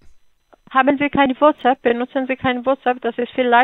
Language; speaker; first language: German; non-native, fluent; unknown